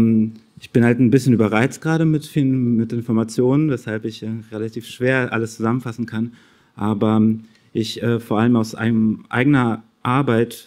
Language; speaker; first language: German; native; German